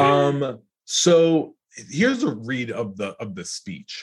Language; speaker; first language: English; native; English